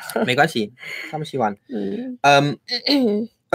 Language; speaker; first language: Chinese; non-native, fluent; English